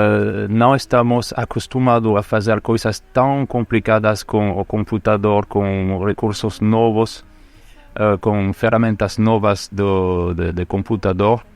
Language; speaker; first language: Portuguese; non-native, fluent; French